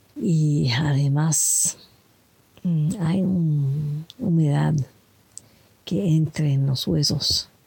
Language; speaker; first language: Spanish; non-native, fluent; French